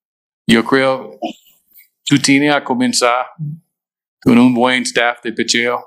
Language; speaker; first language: Spanish; non-native, fluent; English